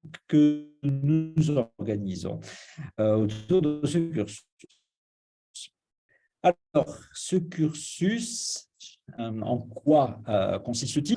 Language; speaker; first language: French; native; French